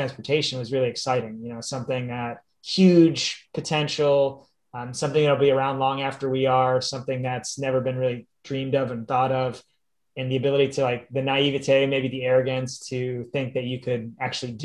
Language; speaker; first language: English; native; English